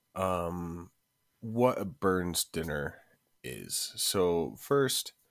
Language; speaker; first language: English; native; English